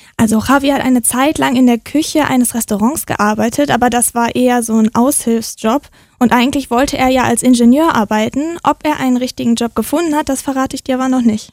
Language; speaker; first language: German; native; German